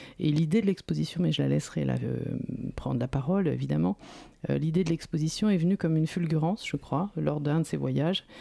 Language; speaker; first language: French; native; French